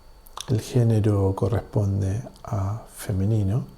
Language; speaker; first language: Spanish; native; Spanish